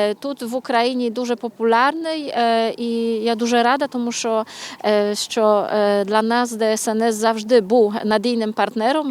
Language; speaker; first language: Polish; non-native, learner; Ukrainian